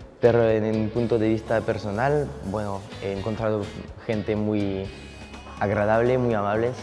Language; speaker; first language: Spanish; non-native, fluent; French